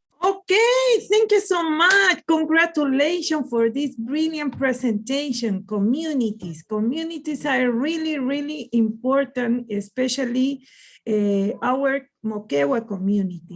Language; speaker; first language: English; non-native, learner; Spanish